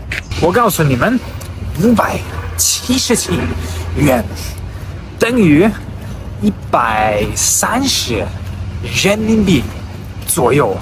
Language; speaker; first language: Chinese; non-native, fluent; German